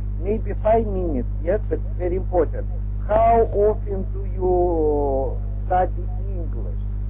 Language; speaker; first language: English; non-native, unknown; Russian